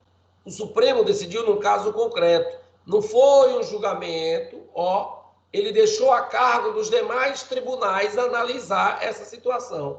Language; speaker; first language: Portuguese; native; Portuguese